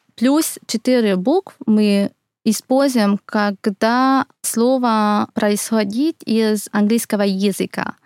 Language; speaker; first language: Russian; non-native, fluent; Hungarian